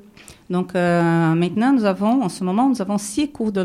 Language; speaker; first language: French; non-native, fluent; Portuguese